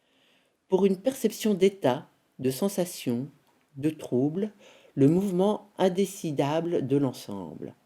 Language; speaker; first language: French; native; French